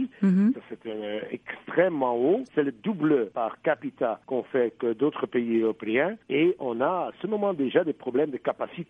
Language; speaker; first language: French; non-native, local second language; Dutch